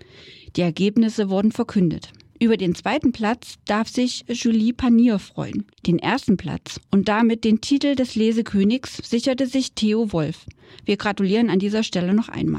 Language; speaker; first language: German; native; German